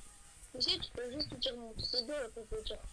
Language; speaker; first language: French; native; French